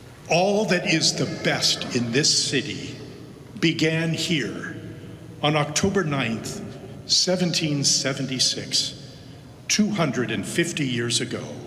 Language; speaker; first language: English; native; English